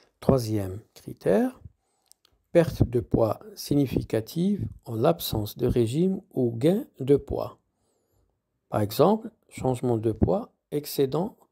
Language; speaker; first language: French; non-native, local second language; Arabic